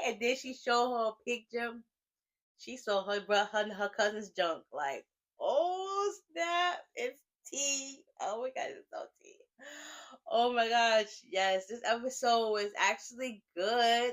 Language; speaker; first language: English; native; English